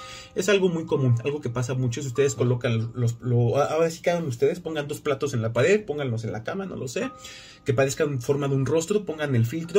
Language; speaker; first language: Spanish; native; Spanish